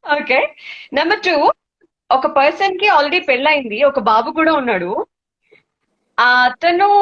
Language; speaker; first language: Telugu; native; Telugu